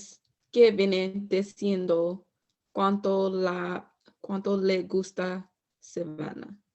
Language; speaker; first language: Spanish; non-native, learner; English